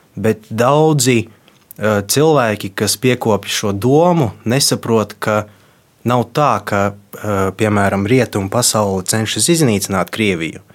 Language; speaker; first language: Latvian; non-native, local second language; Russian